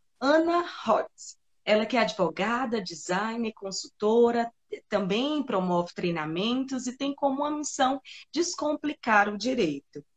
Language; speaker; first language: Portuguese; native; Portuguese